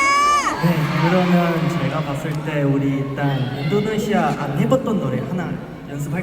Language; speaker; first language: Korean; non-native, fluent; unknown